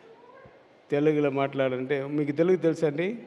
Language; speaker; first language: Telugu; non-native, learner; Tamil